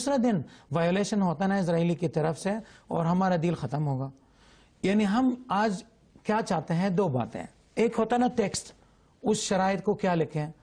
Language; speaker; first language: Urdu; non-native, fluent; Arabic